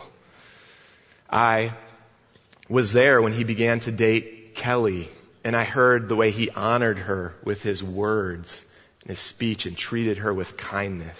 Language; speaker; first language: English; native; English